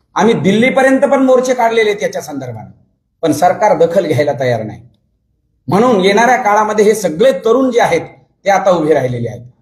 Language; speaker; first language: Marathi; non-native, local second language; Lambadi